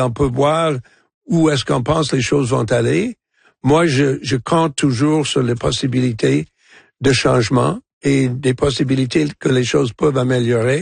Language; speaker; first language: French; non-native, local second language; English